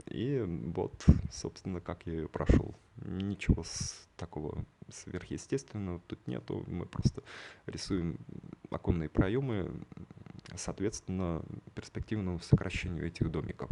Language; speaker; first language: Russian; native; Russian